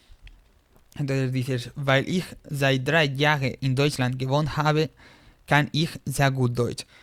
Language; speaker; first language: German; non-native, fluent; Spanish